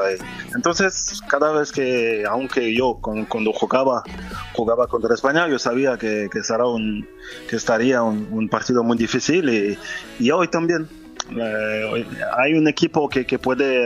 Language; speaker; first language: Spanish; non-native, fluent; French